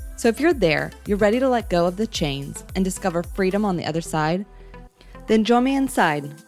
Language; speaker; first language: English; native; English